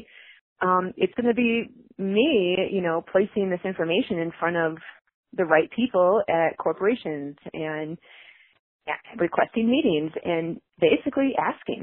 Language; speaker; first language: English; native; English